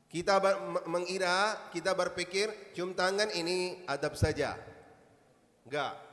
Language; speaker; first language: Indonesian; non-native, learner; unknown